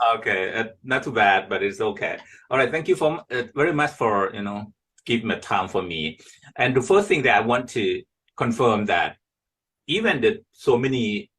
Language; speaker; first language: English; non-native, fluent; Thai